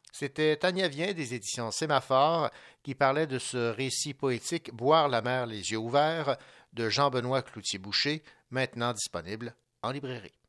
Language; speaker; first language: French; native; French